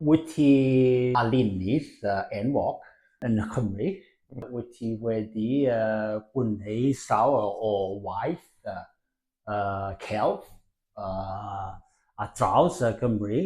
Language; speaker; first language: Welsh; non-native, learner; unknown